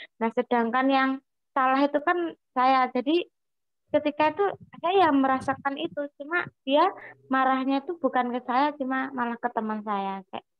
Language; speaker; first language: Indonesian; native; Indonesian